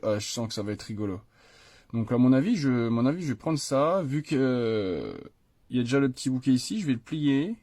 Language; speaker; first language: French; native; French